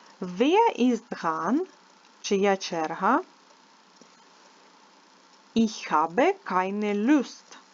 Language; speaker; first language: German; non-native, fluent; Ukrainian